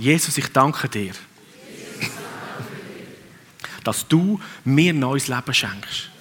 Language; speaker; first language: German; non-native, fluent; Swiss German